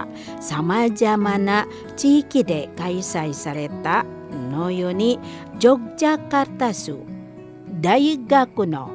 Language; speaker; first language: Japanese; non-native, fluent; Indonesian